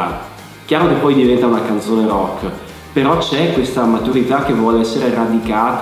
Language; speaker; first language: Italian; native; Italian